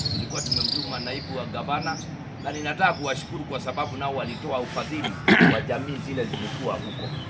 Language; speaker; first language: Swahili; non-native, local second language; Kikuyu